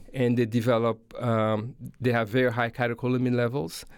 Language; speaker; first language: English; non-native, fluent; Haitian Creole